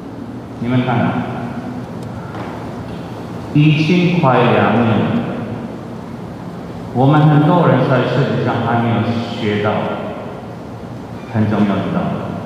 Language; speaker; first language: Chinese; non-native, fluent; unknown